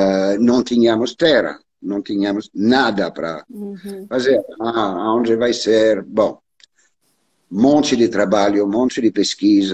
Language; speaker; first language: Portuguese; non-native, learner; French